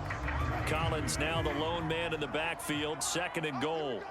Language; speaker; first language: English; native; English